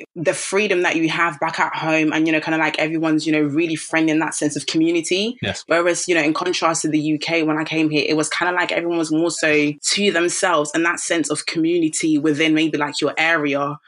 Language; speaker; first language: English; early bilingual, other home language; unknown